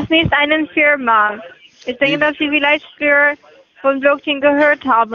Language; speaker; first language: German; non-native, learner; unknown